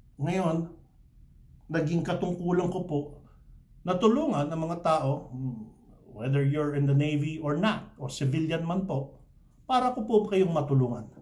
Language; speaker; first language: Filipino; early bilingual, heritage; Filipino